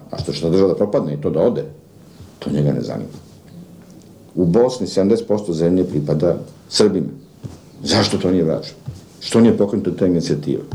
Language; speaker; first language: Serbian; native; Serbian